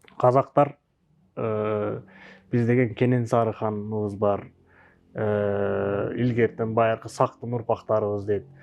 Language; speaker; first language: Kyrgyz; native; Kyrgyz